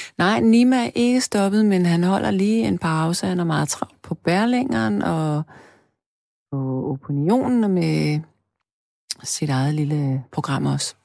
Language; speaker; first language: Danish; native; Danish